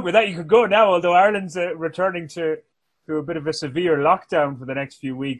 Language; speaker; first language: English; native; English